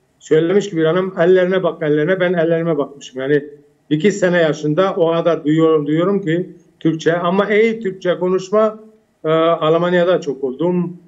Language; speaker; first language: Turkish; early bilingual, heritage; Armenian